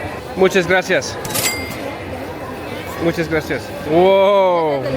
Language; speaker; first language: Spanish; non-native, learner; English